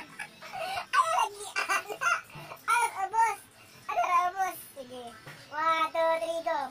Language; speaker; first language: Cebuano; native; Cebuano